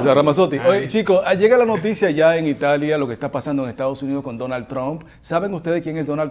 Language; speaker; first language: Spanish; native; Spanish